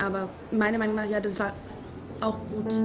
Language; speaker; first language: German; non-native, fluent; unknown